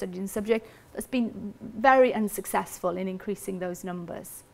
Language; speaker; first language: English; native; English